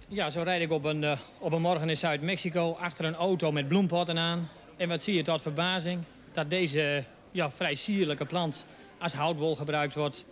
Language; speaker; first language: Dutch; native; Dutch